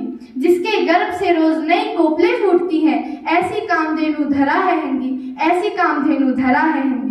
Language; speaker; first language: Hindi; native; Hindi